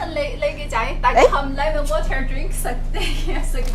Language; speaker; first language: Urdu; non-native, fluent; Chinese